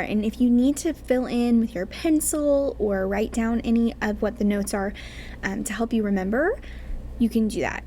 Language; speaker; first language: English; native; English